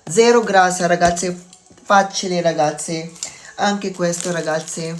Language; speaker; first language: Italian; non-native, learner; Filipino